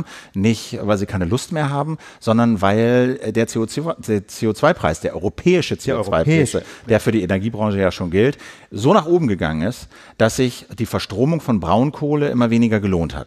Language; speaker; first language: German; native; German